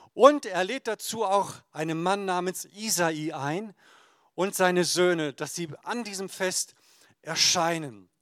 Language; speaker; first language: German; native; German